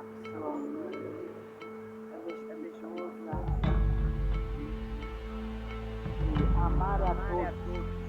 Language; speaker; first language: Portuguese; non-native, local second language; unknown